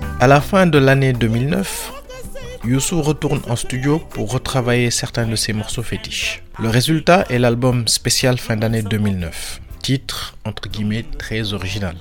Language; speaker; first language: French; non-native, local second language; Wolof